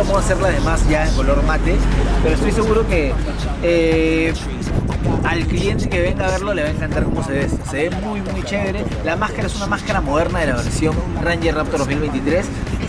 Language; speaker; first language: Spanish; native; Spanish